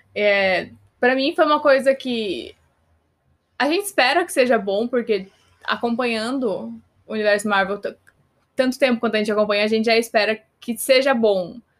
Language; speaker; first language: Portuguese; native; Portuguese